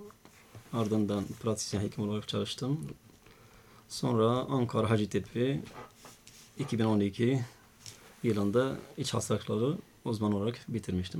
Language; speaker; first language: Turkish; non-native, fluent; Arabic